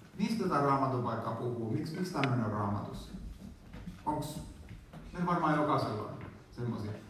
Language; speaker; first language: Finnish; native; Finnish